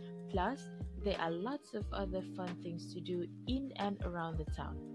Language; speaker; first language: English; non-native, local second language; Malay